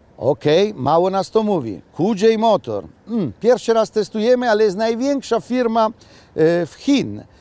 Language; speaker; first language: Polish; non-native, fluent; Italian